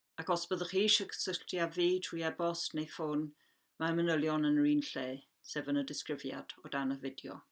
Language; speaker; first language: Welsh; non-native, local second language; English